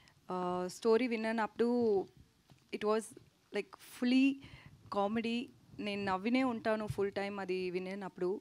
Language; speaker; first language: Telugu; non-native, learner; Tamil